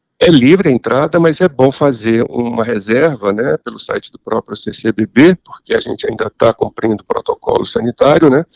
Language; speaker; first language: Portuguese; native; Portuguese